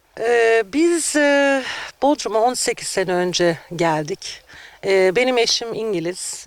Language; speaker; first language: Turkish; native; Turkish